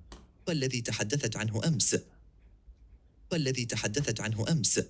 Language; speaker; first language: Arabic; non-native, learner; English